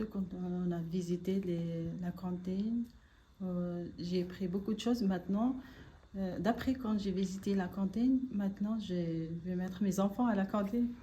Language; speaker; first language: French; non-native, learner; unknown